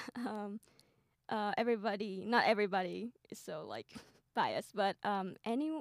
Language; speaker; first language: English; non-native, fluent; Vietnamese